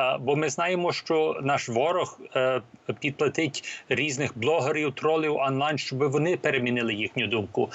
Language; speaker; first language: Ukrainian; early bilingual, heritage; Ukrainian